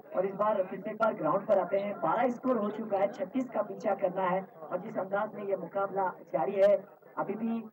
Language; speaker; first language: Hindi; non-native, local second language; Marathi